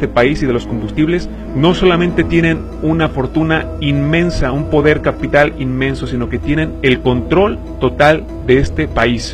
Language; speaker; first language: Spanish; native; Spanish